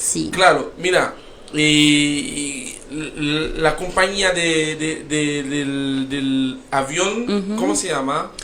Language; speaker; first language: Spanish; non-native, learner; Haitian Creole